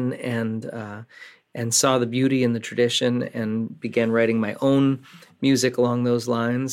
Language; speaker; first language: English; native; English